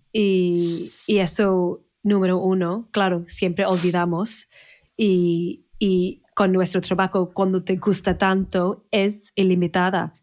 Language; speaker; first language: Spanish; non-native, fluent; English